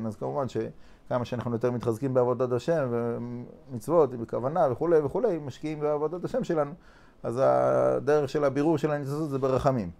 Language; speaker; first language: Hebrew; non-native, fluent; English